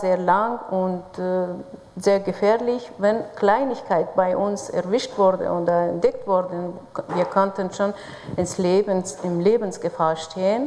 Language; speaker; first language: German; non-native, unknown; Persian